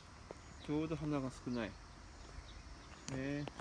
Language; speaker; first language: Japanese; native; Japanese